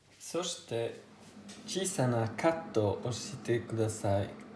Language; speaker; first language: Japanese; non-native, learner; Italian